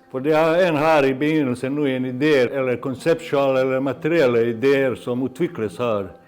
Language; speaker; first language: Norwegian; non-native, fluent; Bosnian